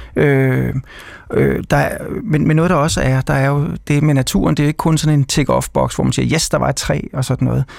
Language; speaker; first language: Danish; native; Danish